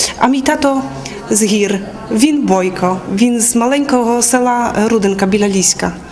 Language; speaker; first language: Ukrainian; early bilingual, heritage; Ukrainian